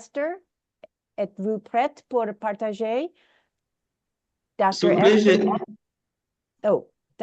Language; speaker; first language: French; non-native, learner; English